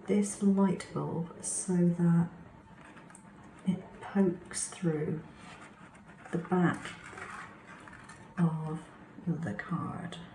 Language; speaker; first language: English; native; English